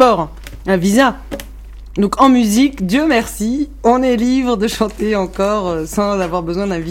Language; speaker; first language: French; non-native, local second language; Arabic